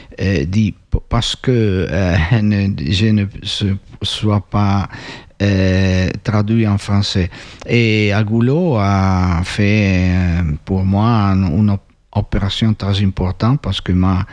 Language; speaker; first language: French; non-native, learner; Italian